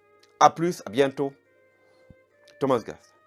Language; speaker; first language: French; non-native, fluent; German